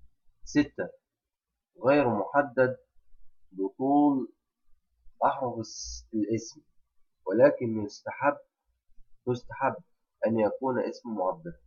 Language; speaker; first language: Arabic; native; Arabic